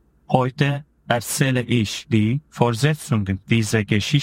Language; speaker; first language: German; non-native, fluent; Turkish